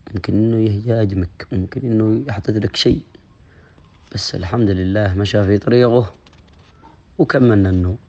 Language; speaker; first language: Arabic; non-native, local second language; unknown